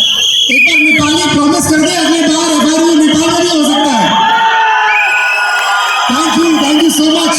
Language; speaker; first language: Hindi; native; Hindi